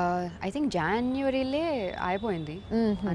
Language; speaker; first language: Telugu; non-native, learner; Tamil